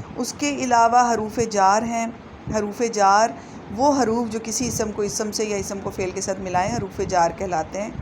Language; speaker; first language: Urdu; native; Urdu